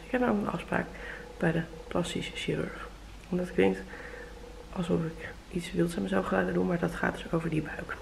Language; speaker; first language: Dutch; native; Dutch